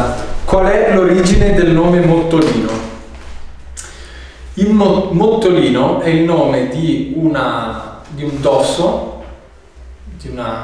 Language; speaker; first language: Italian; native; Italian